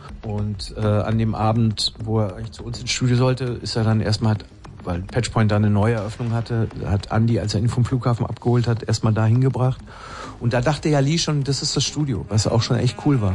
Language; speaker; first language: German; native; German